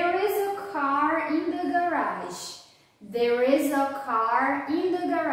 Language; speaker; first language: English; non-native, fluent; Portuguese